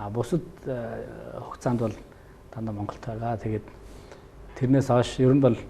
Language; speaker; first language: Mongolian; native; Mongolian